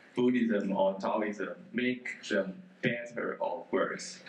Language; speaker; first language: English; non-native, fluent; Chinese